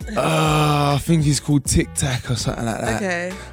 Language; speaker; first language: English; early bilingual, other home language; Akan